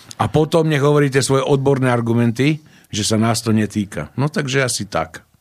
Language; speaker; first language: Slovak; native; Slovak